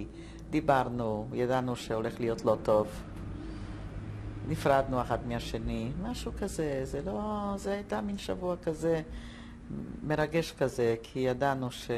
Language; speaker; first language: Hebrew; non-native, fluent; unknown